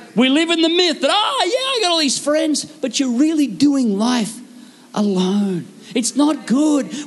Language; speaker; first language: English; native; English